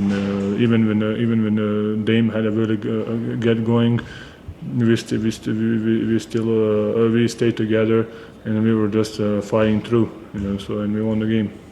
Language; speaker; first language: English; non-native, fluent; Serbian